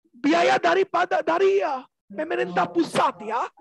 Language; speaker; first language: Indonesian; non-native, learner; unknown